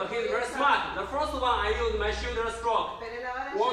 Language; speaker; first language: English; non-native, learner; Chinese